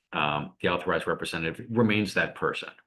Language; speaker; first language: English; native; English